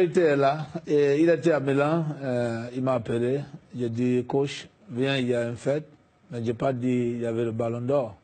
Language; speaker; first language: French; non-native, fluent; English